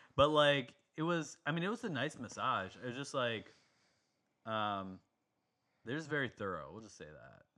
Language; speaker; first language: English; native; English